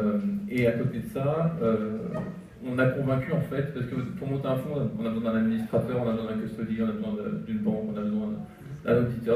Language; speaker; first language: French; native; French